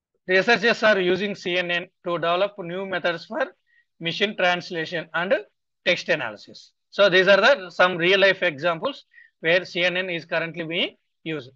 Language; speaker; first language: English; non-native, local second language; Telugu